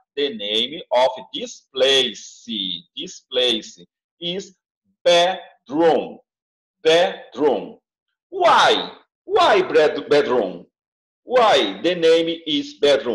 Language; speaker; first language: English; non-native, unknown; Portuguese